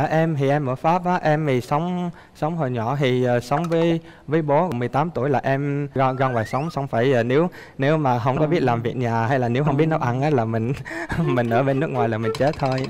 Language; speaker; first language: Vietnamese; early bilingual, heritage; Vietnamese